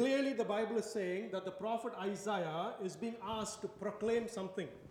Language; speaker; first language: English; non-native, local second language; Tamil